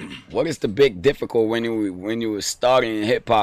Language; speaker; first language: English; non-native, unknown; Portuguese